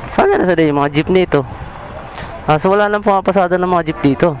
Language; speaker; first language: Filipino; non-native, local second language; Bikol